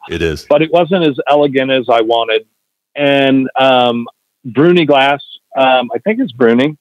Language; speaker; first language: English; native; English